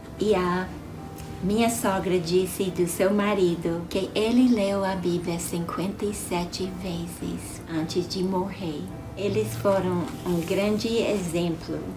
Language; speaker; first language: Portuguese; non-native, fluent; English